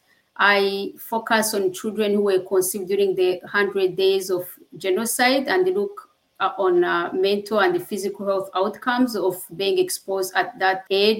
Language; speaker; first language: English; non-native, local second language; Kinyarwanda